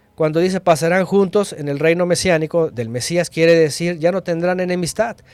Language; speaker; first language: Spanish; native; Spanish